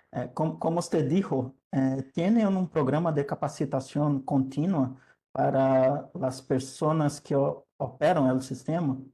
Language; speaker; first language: Spanish; non-native, fluent; Portuguese